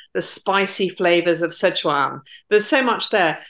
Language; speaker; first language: English; native; English